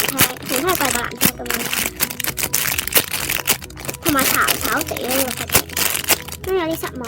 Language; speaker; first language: Cantonese; native; Cantonese